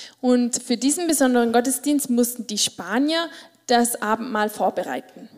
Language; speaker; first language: German; native; German